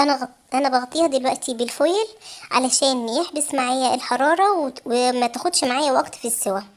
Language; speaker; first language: Arabic; native; Arabic